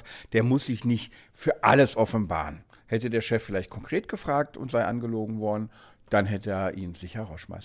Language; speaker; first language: German; native; German